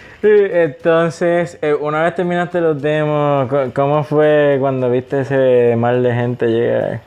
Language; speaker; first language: Spanish; native; Spanish